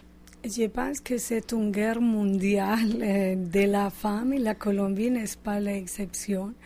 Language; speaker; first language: French; non-native, learner; Spanish